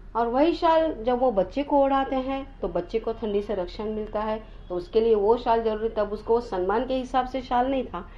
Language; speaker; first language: Hindi; non-native, local second language; Marathi